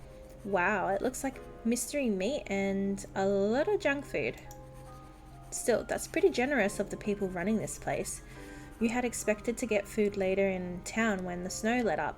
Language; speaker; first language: English; native; English